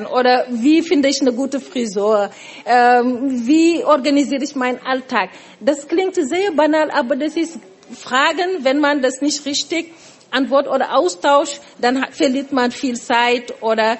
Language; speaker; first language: German; non-native, fluent; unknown